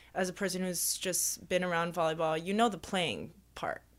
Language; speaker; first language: English; early bilingual, other home language; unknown